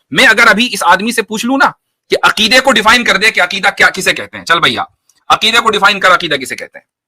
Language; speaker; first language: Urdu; native; Urdu